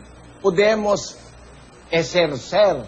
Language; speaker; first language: Spanish; non-native, learner; Filipino